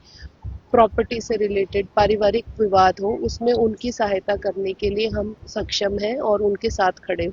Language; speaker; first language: Hindi; native; Hindi